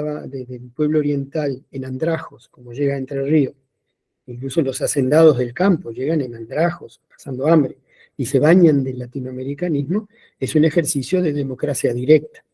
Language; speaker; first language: Spanish; native; Spanish